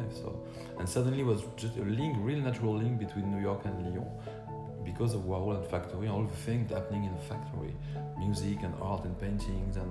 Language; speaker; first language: English; non-native, learner; French